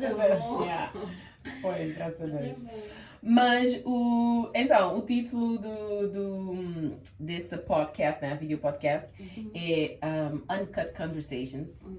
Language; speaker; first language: Portuguese; early bilingual, heritage; Portuguese